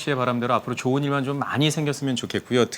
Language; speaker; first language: Korean; native; Korean